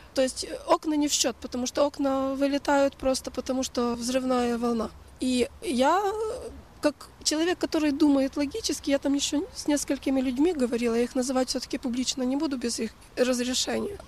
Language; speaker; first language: Russian; non-native, local second language; Ukrainian